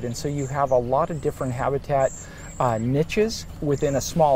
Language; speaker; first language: English; native; English